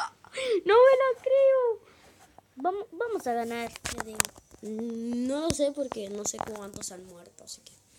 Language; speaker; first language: Spanish; native; Spanish